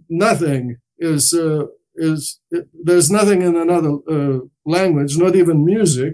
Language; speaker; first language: English; non-native, fluent; Romanian